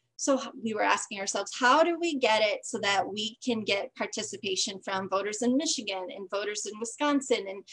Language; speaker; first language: English; native; English